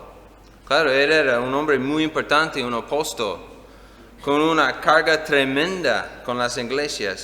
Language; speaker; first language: Spanish; non-native, fluent; English